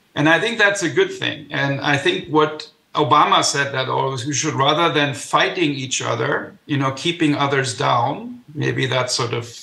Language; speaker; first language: English; non-native, fluent; German